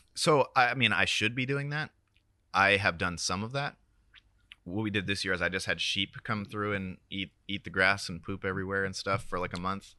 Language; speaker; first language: English; native; English